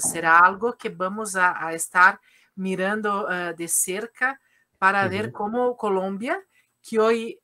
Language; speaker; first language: Spanish; non-native, fluent; Portuguese